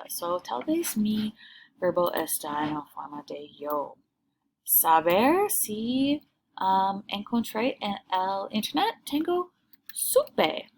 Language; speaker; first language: Spanish; non-native, learner; English